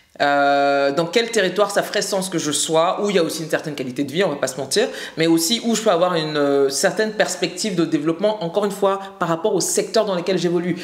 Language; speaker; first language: French; native; French